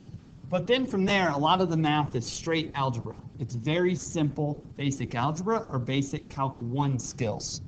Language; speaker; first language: English; native; English